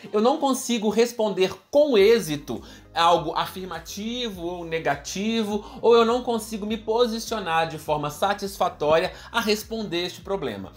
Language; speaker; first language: Portuguese; native; Portuguese